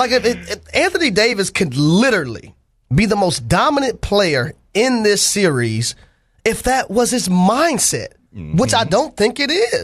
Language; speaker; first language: English; native; English